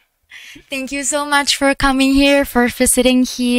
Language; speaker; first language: English; non-native, learner; Indonesian